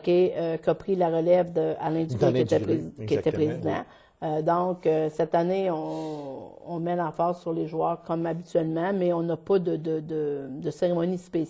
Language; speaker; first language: French; native; French